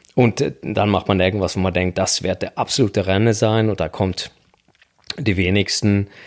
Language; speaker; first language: German; non-native, fluent; Swedish